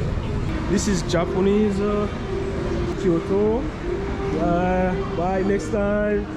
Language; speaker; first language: English; non-native, fluent; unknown